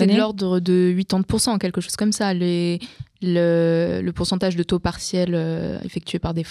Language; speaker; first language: French; native; French